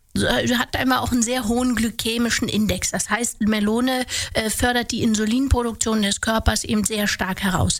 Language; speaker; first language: German; native; German